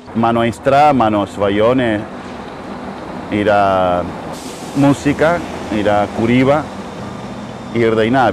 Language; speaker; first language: Lithuanian; non-native, fluent; Spanish